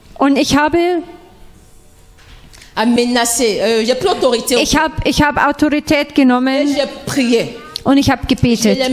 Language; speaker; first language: German; non-native, fluent; French